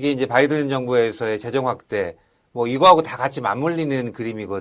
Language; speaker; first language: Korean; native; Korean